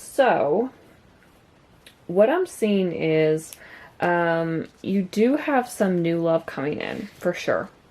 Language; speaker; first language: English; native; English